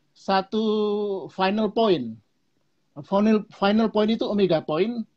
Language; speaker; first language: Indonesian; non-native, local second language; Javanese